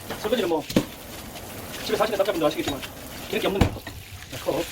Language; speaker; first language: Korean; native; Korean